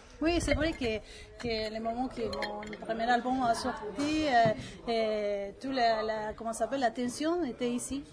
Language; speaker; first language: French; non-native, learner; Spanish